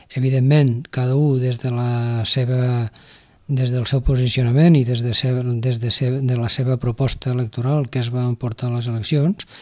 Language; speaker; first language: Catalan; native; Catalan